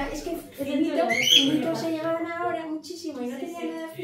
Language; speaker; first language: Spanish; native; Spanish